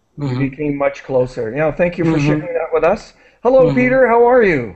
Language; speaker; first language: English; native; English